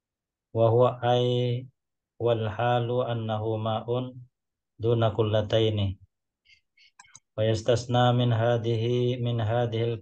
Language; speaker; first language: Arabic; non-native, learner; Indonesian